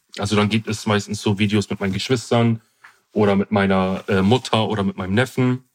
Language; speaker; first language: German; early bilingual, other home language; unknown